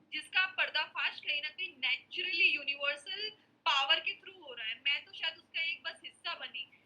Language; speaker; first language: Hindi; native; Hindi